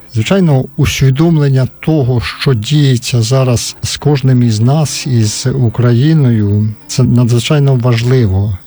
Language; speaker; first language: Ukrainian; native; Ukrainian